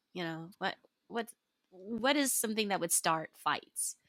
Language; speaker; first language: English; non-native, fluent; Chinese